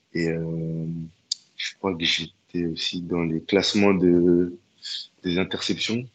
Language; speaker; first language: French; native; French